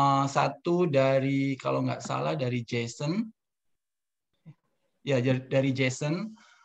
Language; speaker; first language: Indonesian; native; Indonesian